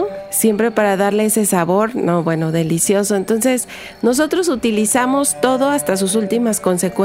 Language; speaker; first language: Spanish; native; Spanish